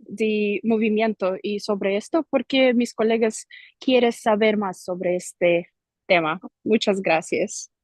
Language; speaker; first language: Spanish; non-native, learner; Russian